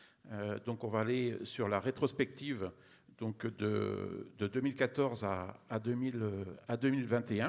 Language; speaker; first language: French; native; French